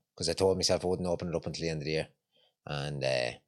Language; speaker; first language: English; native; English